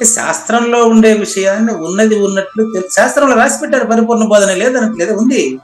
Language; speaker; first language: Telugu; non-native, local second language; Tamil